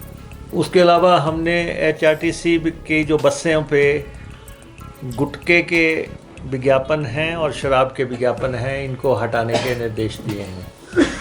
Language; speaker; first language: Hindi; native; Hindi